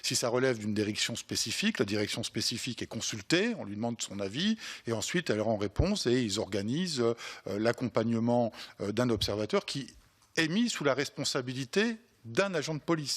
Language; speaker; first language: French; native; French